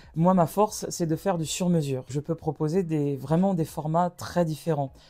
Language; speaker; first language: French; native; French